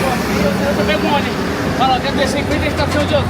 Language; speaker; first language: Portuguese; native; Portuguese